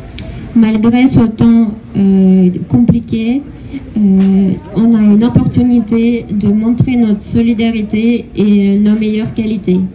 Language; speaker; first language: French; non-native, fluent; Ukrainian